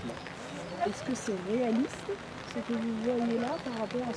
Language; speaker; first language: French; native; French